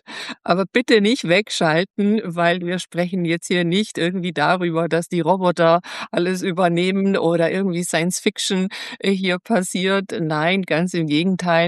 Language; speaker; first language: German; native; German